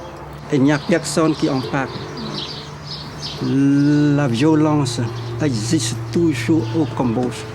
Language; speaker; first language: French; non-native, fluent; Khmer